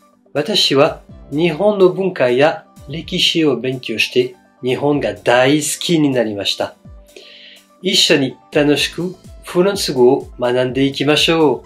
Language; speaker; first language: Japanese; non-native, fluent; French